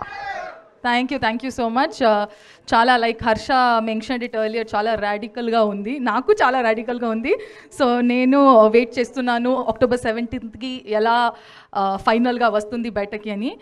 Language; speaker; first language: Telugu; non-native, learner; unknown